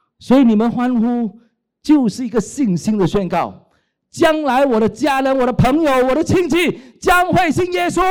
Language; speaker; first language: Chinese; native; Chinese